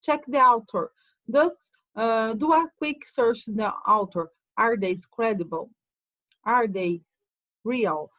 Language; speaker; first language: English; non-native, fluent; Portuguese